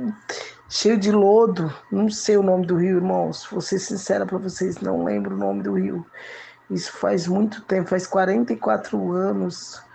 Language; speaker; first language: Portuguese; native; Portuguese